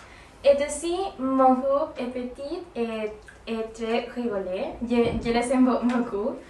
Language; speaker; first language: French; non-native, learner; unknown